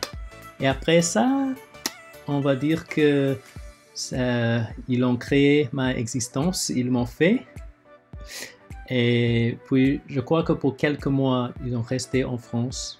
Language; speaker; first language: French; early bilingual, other home language; Chinese